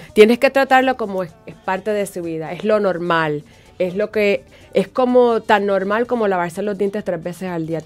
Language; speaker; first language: Spanish; early bilingual, heritage; Spanish